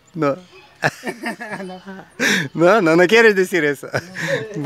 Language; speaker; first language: Spanish; non-native, learner; Russian